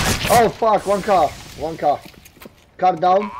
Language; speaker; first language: English; non-native, learner; Polish